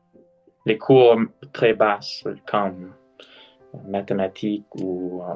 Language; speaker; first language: French; non-native, learner; English